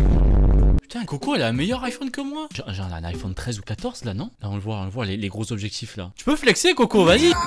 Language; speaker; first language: French; native; French